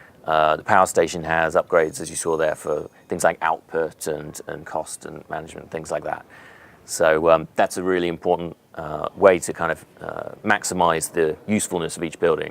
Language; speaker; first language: English; native; English